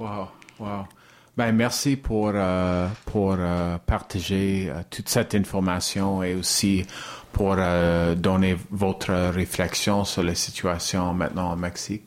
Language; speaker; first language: French; non-native, learner; English